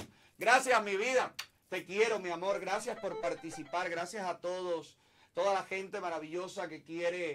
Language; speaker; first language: Spanish; native; Spanish